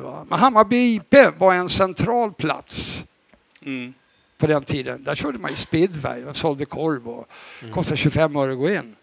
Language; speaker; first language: Swedish; native; Swedish